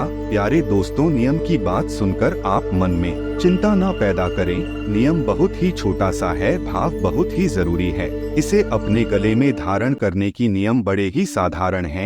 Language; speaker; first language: Hindi; native; Hindi